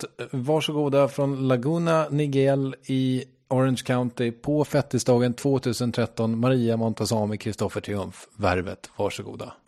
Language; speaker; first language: Swedish; native; Swedish